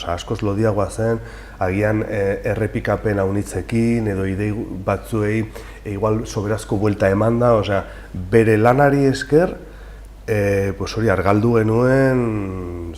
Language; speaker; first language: Basque; non-native, local second language; Spanish